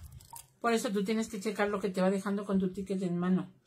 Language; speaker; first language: Spanish; native; Spanish